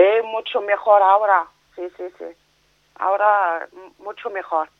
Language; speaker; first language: Spanish; non-native, learner; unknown